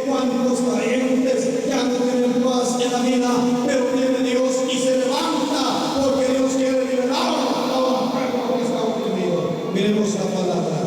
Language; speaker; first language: Spanish; native; Spanish